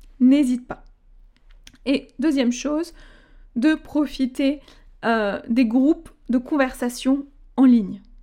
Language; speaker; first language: French; native; French